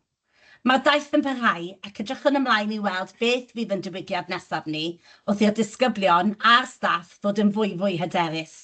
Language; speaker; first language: Welsh; native; Welsh